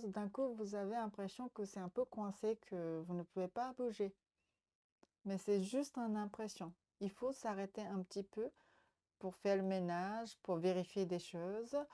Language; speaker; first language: French; non-native, learner; Japanese